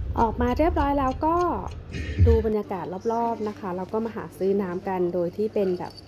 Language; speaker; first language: Thai; native; Thai